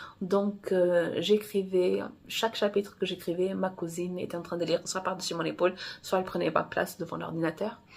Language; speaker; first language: French; non-native, fluent; Portuguese